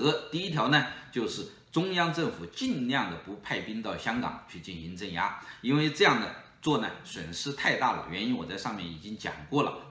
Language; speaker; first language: Chinese; native; Chinese